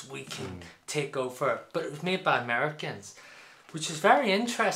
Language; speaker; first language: English; native; English